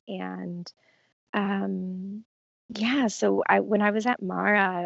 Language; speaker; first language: English; native; English